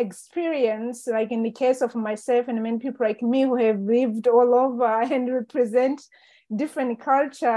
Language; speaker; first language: English; non-native, local second language; Kinyarwanda